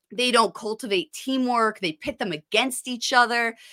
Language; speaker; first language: English; native; English